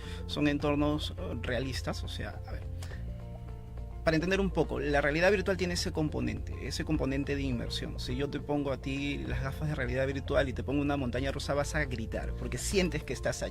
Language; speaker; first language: Spanish; native; Spanish